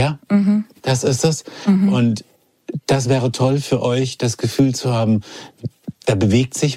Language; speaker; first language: German; native; German